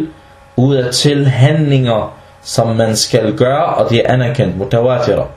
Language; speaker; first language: Danish; early bilingual, other home language; Arabic